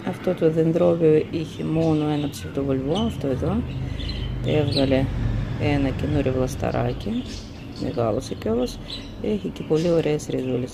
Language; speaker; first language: Greek; non-native, fluent; Russian